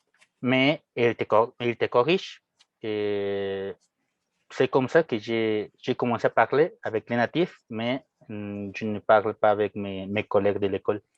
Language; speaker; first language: French; non-native, fluent; Spanish